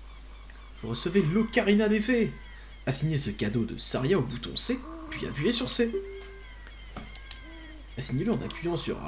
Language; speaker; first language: French; native; French